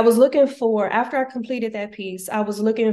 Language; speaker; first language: English; native; English